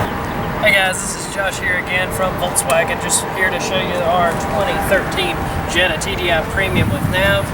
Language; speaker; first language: English; native; English